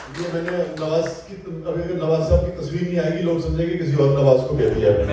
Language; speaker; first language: Urdu; non-native, local second language; Punjabi